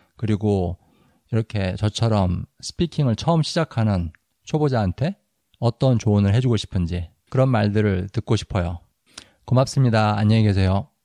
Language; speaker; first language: Korean; native; Korean